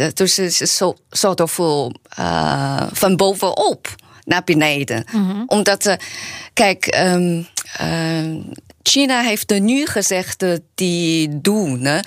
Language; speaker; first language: Dutch; non-native, learner; Chinese